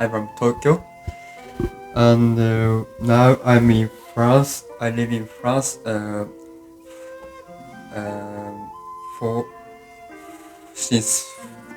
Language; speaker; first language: English; non-native, learner; Japanese